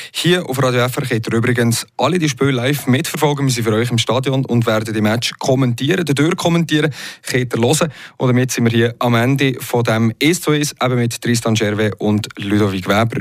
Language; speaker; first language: German; native; German